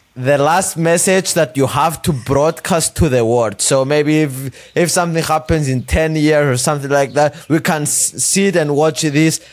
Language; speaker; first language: English; non-native, fluent; Greek